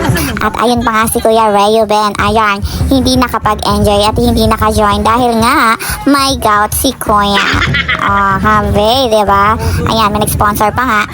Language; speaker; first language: Filipino; native; Filipino